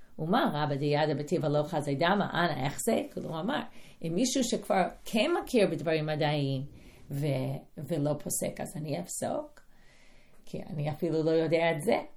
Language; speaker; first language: Hebrew; non-native, fluent; English